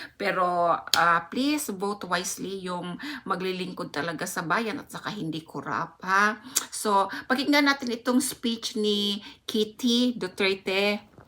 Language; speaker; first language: Filipino; non-native, local second language; Cebuano